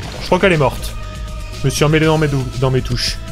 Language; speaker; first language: French; native; French